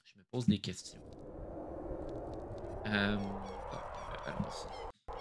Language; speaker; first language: French; native; French